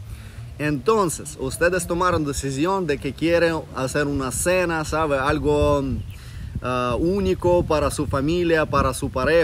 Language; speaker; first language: Spanish; non-native, fluent; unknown